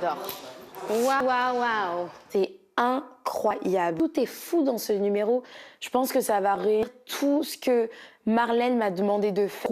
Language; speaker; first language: French; native; French